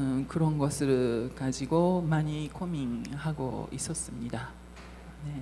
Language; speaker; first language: Korean; non-native, fluent; Japanese